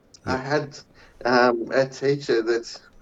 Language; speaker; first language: English; native; English